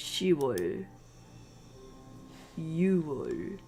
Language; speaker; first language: Korean; non-native, learner; English